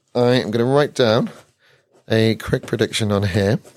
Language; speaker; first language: English; native; English